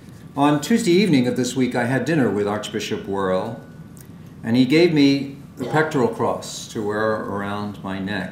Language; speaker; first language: English; native; English